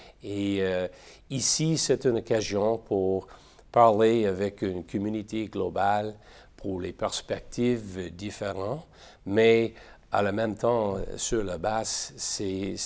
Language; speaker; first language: French; non-native, learner; English